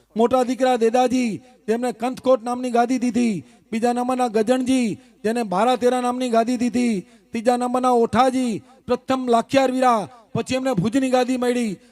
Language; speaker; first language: Gujarati; non-native, local second language; Kachhi